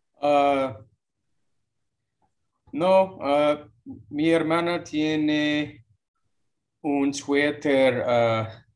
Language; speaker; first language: Spanish; non-native, learner; English